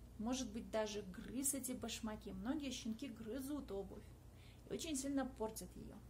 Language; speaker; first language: Russian; native; Russian